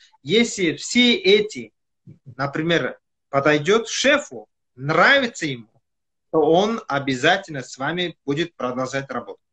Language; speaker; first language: Russian; non-native, fluent; Kyrgyz